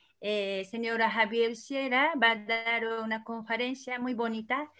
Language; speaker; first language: Spanish; non-native, learner; Korean